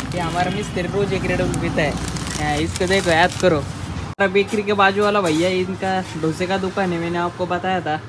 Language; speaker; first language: Hindi; non-native, local second language; Marathi